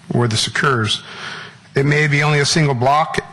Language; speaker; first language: English; native; English